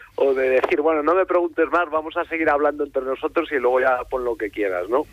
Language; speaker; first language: Spanish; native; Spanish